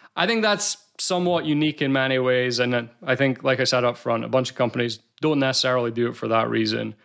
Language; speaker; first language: English; native; English